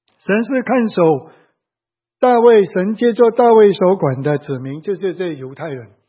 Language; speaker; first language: Chinese; native; Chinese